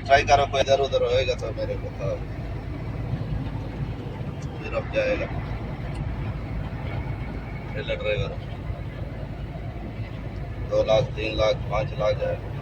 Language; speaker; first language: Hindi; non-native, local second language; Telugu